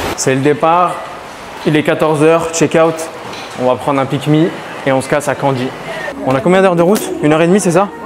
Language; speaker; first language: French; native; French